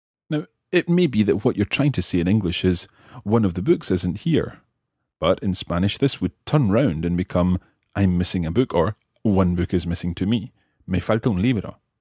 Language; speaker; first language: English; native; English